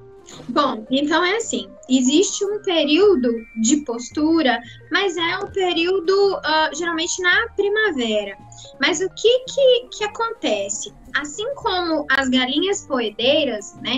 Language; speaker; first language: Portuguese; native; Portuguese